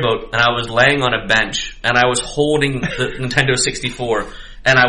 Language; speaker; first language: English; native; English